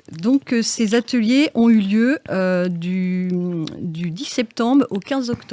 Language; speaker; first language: French; native; French